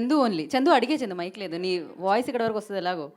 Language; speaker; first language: Telugu; native; Telugu